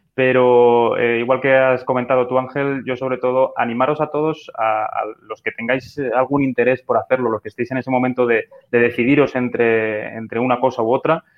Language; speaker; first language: Spanish; native; Spanish